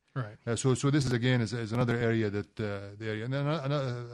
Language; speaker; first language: English; non-native, fluent; Arabic